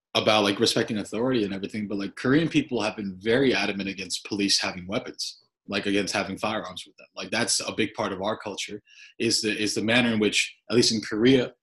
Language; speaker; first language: English; native; English